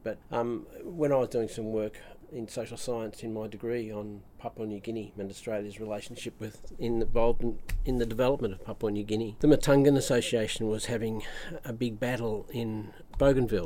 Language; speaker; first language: English; native; English